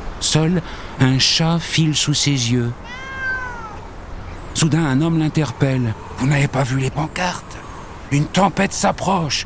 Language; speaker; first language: French; native; French